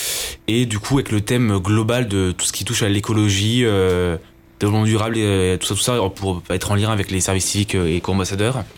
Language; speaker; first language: French; native; French